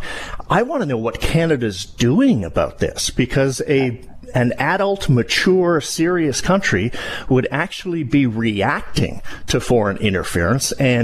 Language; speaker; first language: English; native; English